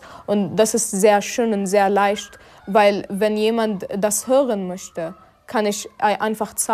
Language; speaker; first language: German; non-native, fluent; Arabic